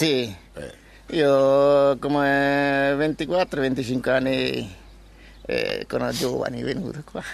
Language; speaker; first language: Italian; non-native, learner; Bangla